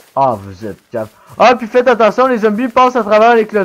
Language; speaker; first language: French; native; French